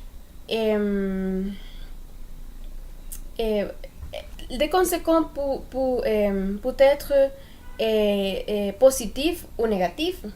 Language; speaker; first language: French; non-native, learner; Spanish